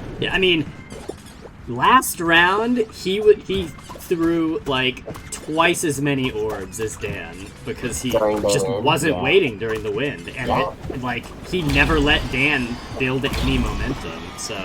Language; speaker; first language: English; native; English